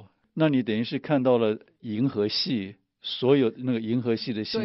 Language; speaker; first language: Chinese; native; Chinese